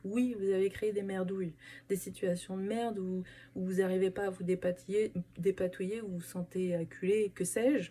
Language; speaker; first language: French; native; French